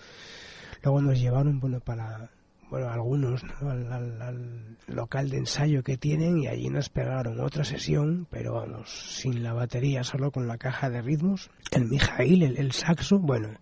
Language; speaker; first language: Spanish; native; Spanish